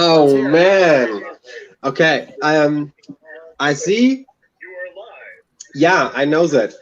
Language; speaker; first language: English; non-native, learner; German